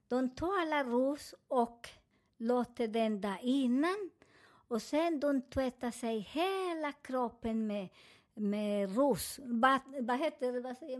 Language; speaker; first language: Swedish; non-native, learner; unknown